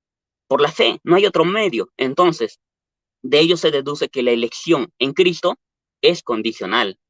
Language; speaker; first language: Spanish; native; Spanish